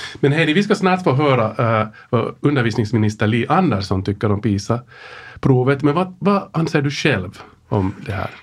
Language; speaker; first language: Swedish; native; Swedish